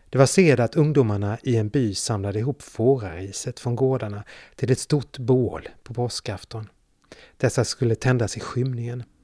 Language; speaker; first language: Swedish; native; Swedish